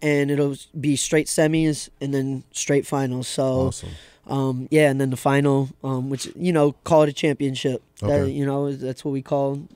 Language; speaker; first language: English; native; English